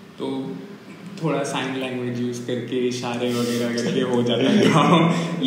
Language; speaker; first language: Hindi; non-native, local second language; Marathi